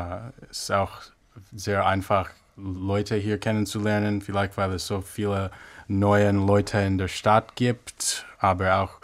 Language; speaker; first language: German; non-native, fluent; English